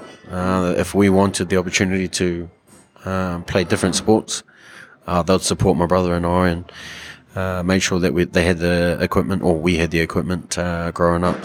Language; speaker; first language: English; native; English